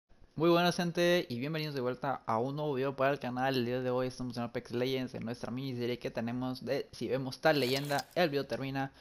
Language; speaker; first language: Spanish; native; Spanish